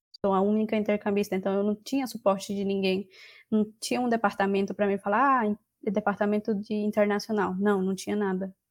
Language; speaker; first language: Portuguese; non-native, fluent; Spanish